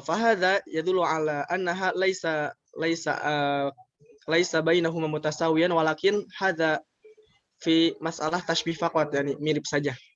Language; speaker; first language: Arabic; non-native, learner; Indonesian